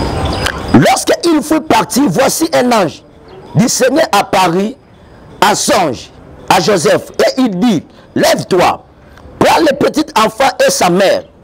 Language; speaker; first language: French; non-native, local second language; Lingala